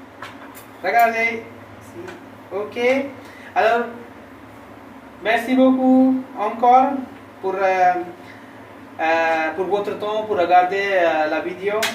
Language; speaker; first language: French; non-native, fluent; Hindi